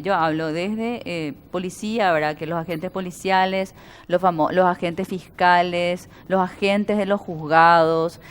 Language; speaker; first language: Spanish; native; Spanish